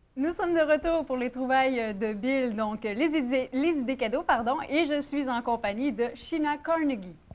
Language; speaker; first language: French; native; French